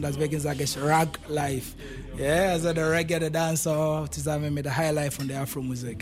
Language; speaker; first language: German; non-native, fluent; Akan